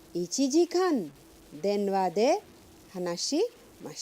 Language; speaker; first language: Japanese; non-native, fluent; Hindi